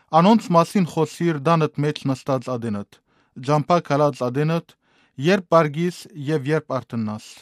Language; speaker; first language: Armenian; native; Armenian